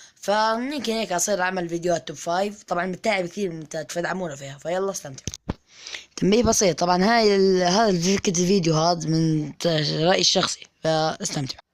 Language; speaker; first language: Arabic; native; Arabic